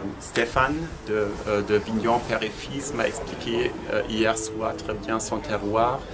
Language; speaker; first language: French; non-native, fluent; German